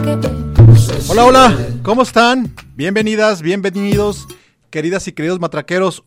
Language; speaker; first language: Spanish; native; Spanish